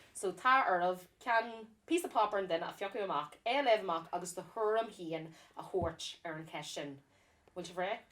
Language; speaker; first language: Irish; non-native, local second language; English